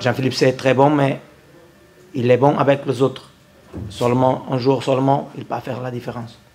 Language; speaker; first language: French; non-native, learner; Portuguese